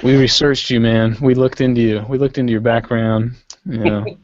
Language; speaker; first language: English; native; English